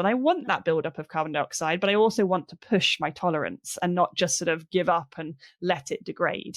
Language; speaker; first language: English; native; English